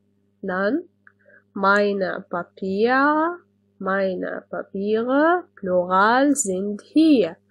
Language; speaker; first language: German; non-native, fluent; Arabic